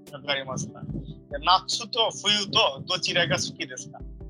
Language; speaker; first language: Japanese; non-native, fluent; Bangla